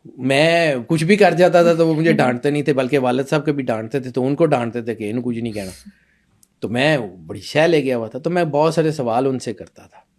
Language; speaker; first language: Urdu; non-native, local second language; Punjabi